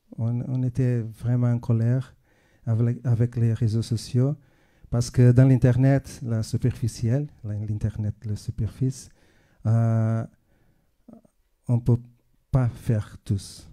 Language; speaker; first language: French; non-native, fluent; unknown